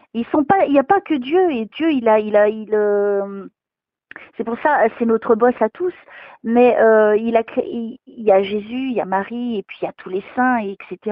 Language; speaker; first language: French; native; French